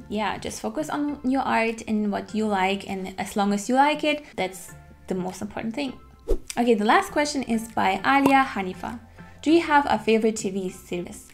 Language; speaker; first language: English; non-native, fluent; German